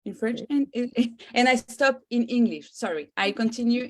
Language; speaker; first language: English; non-native, learner; French